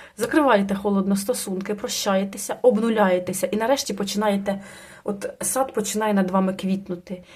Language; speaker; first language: Ukrainian; non-native, local second language; Russian